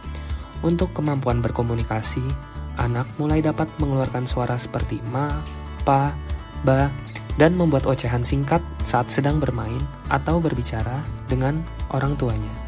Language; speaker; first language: Indonesian; native; Indonesian